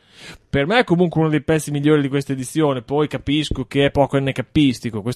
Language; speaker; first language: Italian; native; Italian